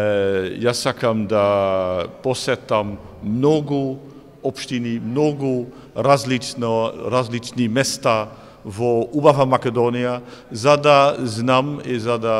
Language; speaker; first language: Macedonian; non-native, fluent; Dutch